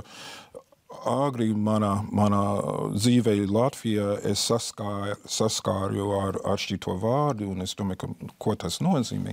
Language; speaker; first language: Latvian; non-native, fluent; English